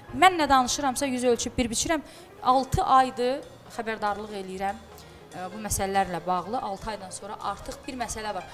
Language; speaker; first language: Azerbaijani; native; Azerbaijani